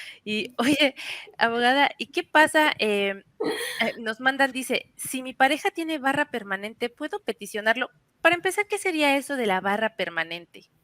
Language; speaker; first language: Spanish; native; Spanish